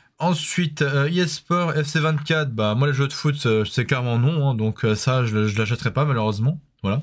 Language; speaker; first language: French; native; French